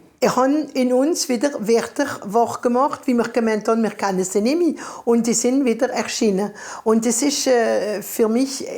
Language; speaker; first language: German; non-native, local second language; Swiss German